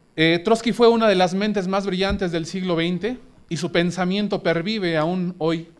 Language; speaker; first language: Spanish; native; Spanish